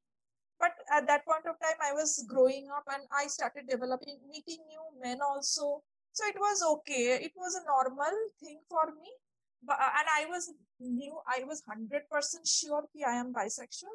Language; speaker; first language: English; non-native, local second language; Bangla